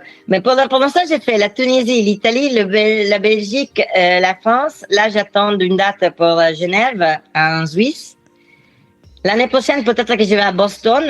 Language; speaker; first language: French; non-native, fluent; Italian